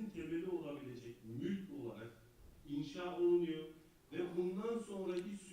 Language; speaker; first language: Turkish; native; Turkish